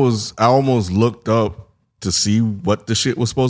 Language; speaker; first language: English; native; English